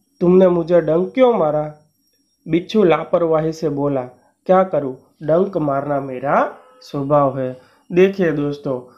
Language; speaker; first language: Hindi; non-native, local second language; Gujarati